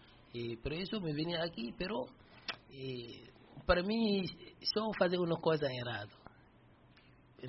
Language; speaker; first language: Spanish; non-native, learner; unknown